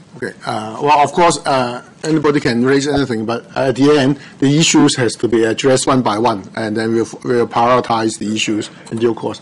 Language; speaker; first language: English; non-native, local second language; Cantonese